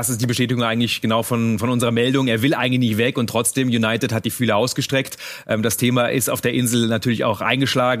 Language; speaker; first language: German; native; German